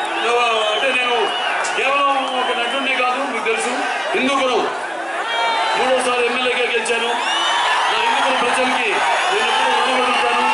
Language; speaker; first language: Telugu; native; Telugu